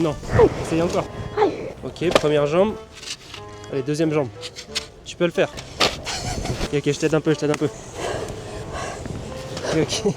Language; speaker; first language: French; native; French